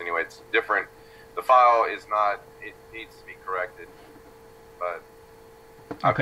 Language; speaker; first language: English; native; English